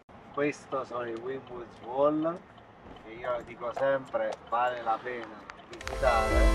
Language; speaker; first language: Italian; native; Italian